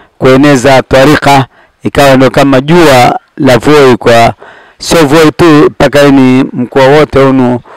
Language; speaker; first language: Swahili; native; Swahili